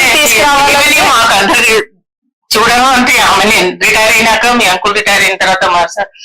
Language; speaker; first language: Telugu; non-native, fluent; Hindi